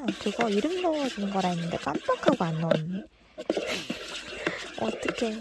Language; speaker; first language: Korean; native; Korean